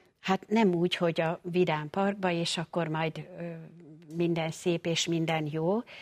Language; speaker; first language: Hungarian; native; Hungarian